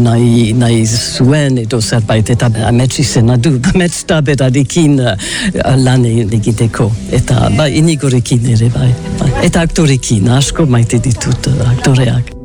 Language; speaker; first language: Basque; non-native, learner; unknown